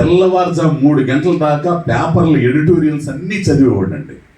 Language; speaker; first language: Telugu; native; Telugu